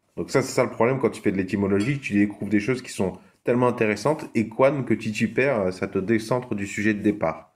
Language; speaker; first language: French; native; French